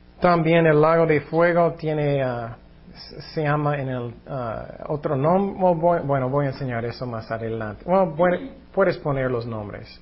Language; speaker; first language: Spanish; non-native, fluent; English